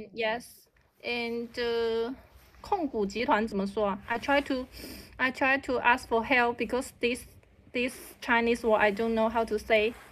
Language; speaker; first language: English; non-native, learner; Chinese